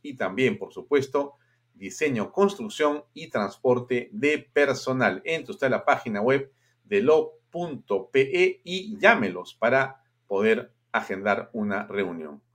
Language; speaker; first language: Spanish; native; Spanish